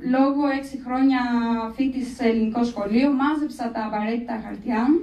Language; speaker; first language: Greek; early bilingual, other home language; Albanian